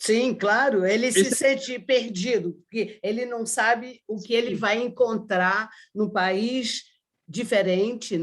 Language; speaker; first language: Portuguese; early bilingual, other home language; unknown